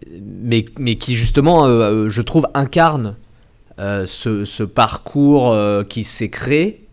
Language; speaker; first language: French; native; French